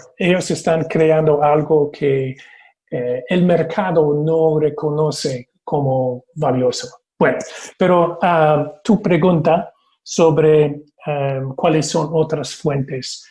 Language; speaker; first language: Spanish; non-native, fluent; English